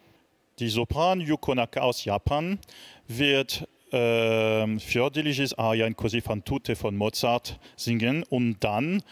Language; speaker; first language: German; non-native, fluent; French